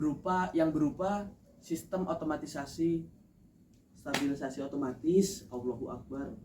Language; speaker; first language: Indonesian; non-native, local second language; Javanese